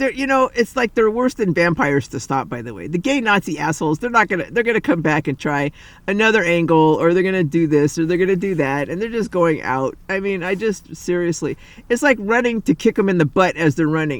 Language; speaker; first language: English; native; English